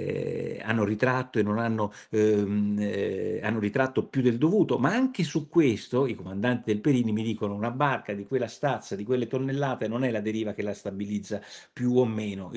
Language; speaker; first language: Italian; native; Italian